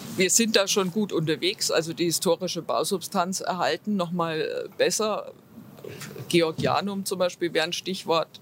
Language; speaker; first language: German; native; German